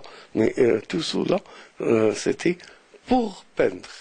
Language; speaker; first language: French; non-native, local second language; Arabic